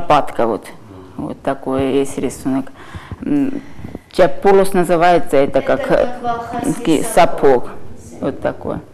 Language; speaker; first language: Russian; non-native, local second language; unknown